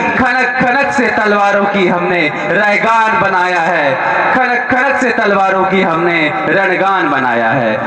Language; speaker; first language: Hindi; native; Hindi